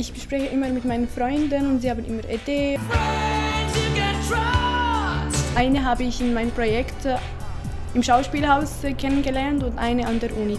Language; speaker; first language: German; non-native, learner; Arabic